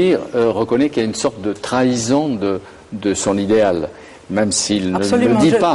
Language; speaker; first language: French; native; French